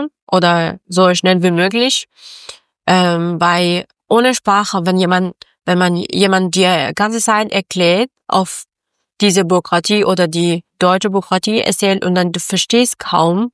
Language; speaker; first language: German; non-native, learner; Persian